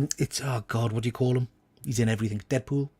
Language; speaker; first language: English; native; English